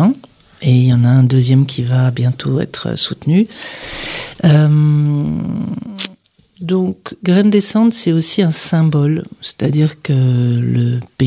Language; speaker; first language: French; non-native, local second language; Arabic